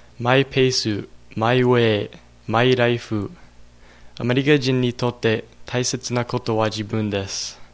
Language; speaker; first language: Japanese; non-native, learner; English